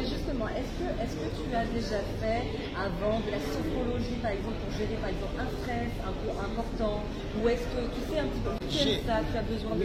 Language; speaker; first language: French; native; French